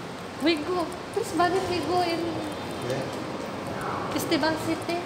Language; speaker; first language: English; non-native, local second language; Filipino